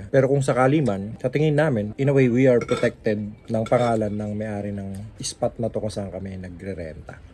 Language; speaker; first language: Filipino; native; Filipino